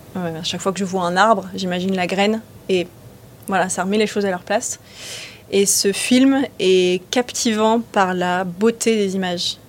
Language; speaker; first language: French; native; French